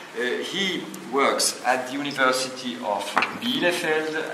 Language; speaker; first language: English; non-native, fluent; Portuguese